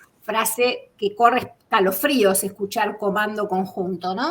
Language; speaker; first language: Spanish; native; Spanish